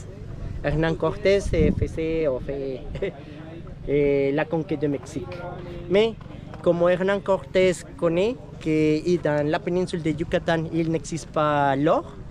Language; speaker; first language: French; non-native, learner; Spanish